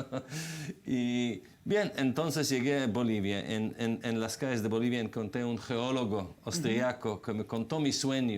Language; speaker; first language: Spanish; non-native, fluent; Hebrew